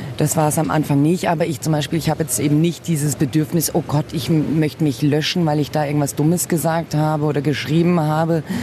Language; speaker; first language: German; early bilingual, other home language; Portuguese